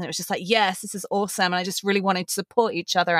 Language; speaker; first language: English; native; English